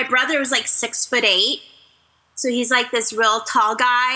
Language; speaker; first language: English; native; English